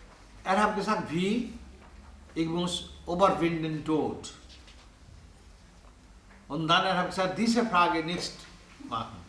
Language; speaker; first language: German; non-native, learner; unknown